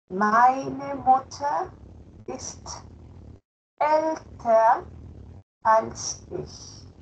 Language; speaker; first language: German; non-native, fluent; Spanish